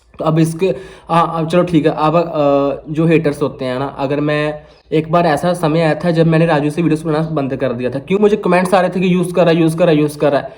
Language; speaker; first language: Hindi; non-native, local second language; Punjabi